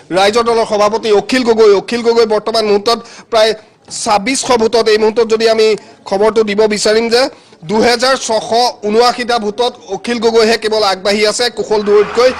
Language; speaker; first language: Assamese; native; Assamese